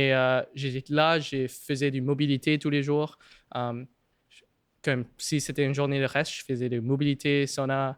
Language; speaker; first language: French; non-native, local second language; English